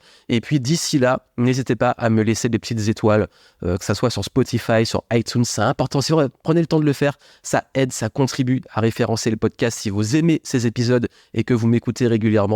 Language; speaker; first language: French; native; French